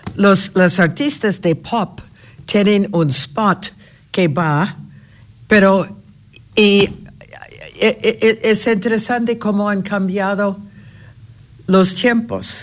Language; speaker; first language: Spanish; non-native, fluent; English